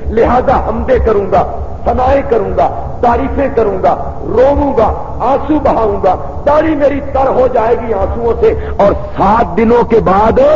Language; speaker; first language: Urdu; non-native, local second language; Punjabi